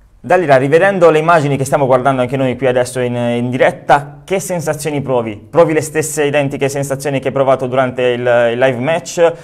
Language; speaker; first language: Italian; native; Italian